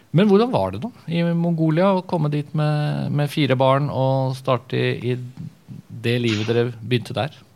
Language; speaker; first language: Norwegian; native; Norwegian